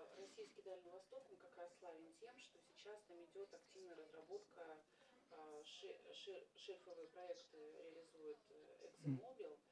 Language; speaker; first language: Russian; native; Russian